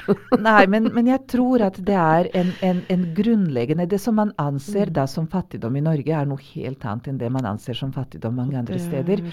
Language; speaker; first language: Norwegian; non-native, fluent; Serbian